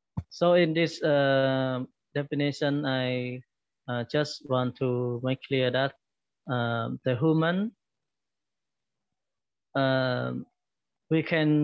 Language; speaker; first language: English; non-native, learner; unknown